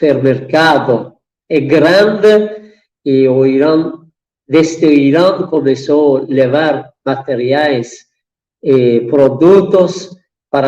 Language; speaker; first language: Portuguese; non-native, fluent; Persian